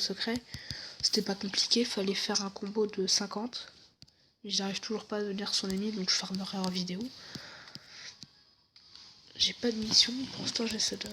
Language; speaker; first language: French; native; French